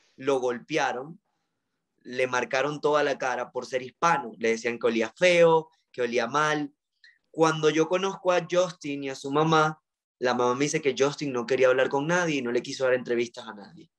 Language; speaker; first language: Spanish; native; Spanish